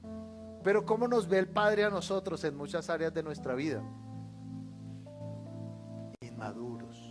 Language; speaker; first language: Spanish; native; Spanish